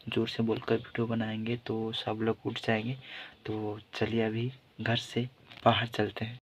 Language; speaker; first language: Hindi; non-native, local second language; Odia